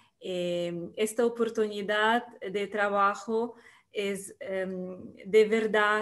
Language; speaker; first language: Spanish; non-native, learner; Russian